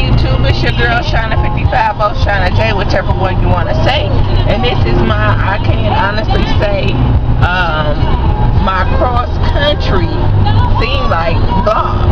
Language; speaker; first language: English; native; English